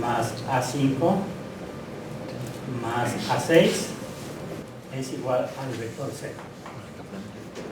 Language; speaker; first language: Spanish; native; Spanish